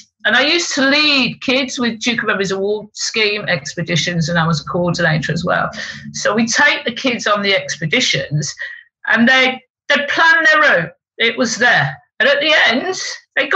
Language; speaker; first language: English; native; English